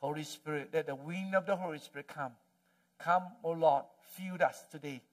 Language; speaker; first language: English; non-native, local second language; Malay